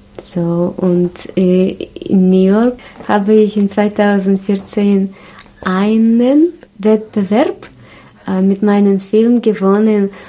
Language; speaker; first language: German; non-native, learner; Russian